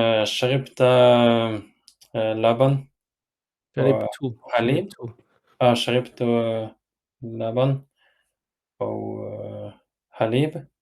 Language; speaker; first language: Arabic; non-native, learner; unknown